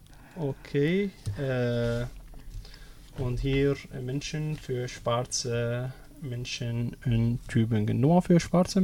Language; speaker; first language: German; non-native, learner; Arabic